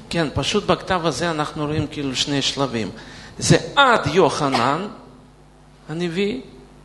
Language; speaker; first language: Hebrew; non-native, fluent; Russian